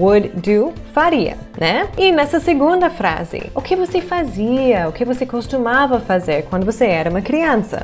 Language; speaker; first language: Portuguese; non-native, fluent; English